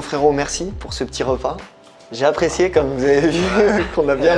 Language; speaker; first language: French; native; French